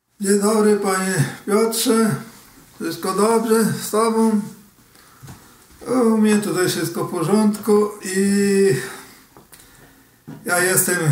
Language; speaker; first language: Polish; early bilingual, heritage; Portuguese